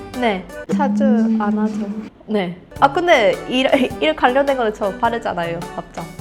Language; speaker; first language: Korean; non-native, fluent; Japanese